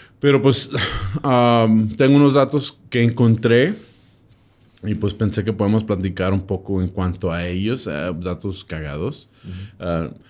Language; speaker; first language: Spanish; non-native, fluent; English